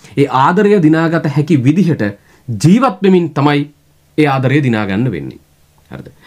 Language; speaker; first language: Sinhala; native; Sinhala